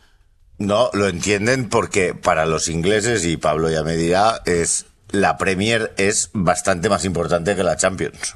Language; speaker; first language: Spanish; native; Spanish